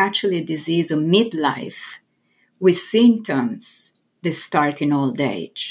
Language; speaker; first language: English; non-native, fluent; Italian